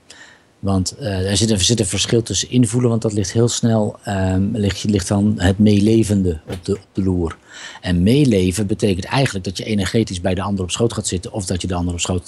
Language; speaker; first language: Dutch; native; Dutch